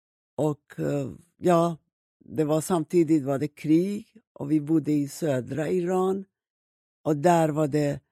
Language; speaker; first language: Swedish; non-native, fluent; Persian